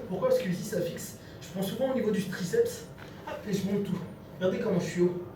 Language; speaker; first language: French; native; French